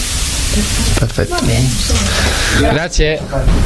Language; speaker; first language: Italian; non-native, learner; Spanish